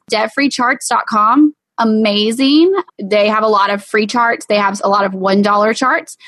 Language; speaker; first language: English; native; English